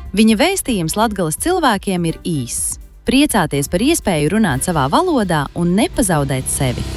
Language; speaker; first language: Latvian; native; Latvian